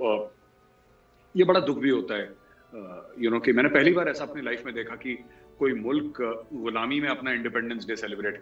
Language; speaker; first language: Hindi; native; Hindi